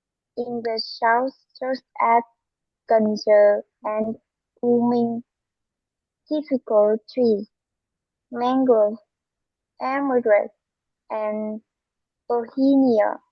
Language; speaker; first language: English; non-native, learner; Vietnamese